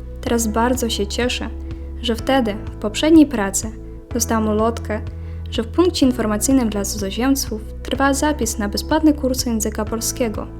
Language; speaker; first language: Polish; non-native, fluent; Ukrainian